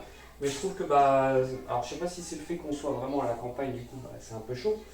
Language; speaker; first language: French; native; French